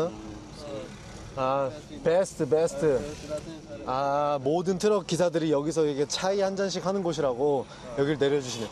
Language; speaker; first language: Korean; native; Korean